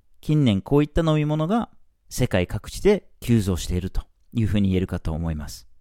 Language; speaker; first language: Japanese; non-native, fluent; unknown